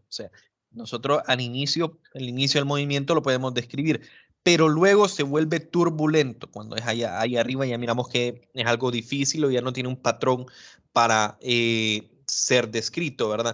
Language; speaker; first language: Spanish; native; Spanish